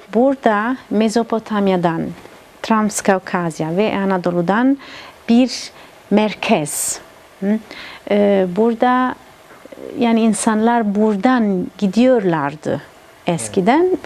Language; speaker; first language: Turkish; non-native, learner; Italian